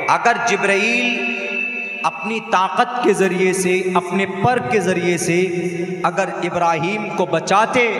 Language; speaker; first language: Hindi; native; Hindi